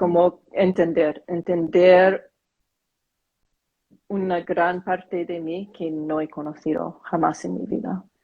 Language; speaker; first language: Spanish; non-native, fluent; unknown